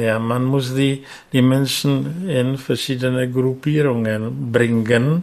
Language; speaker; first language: German; non-native, fluent; Czech